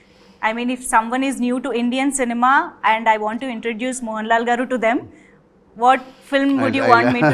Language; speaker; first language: English; non-native, local second language; Telugu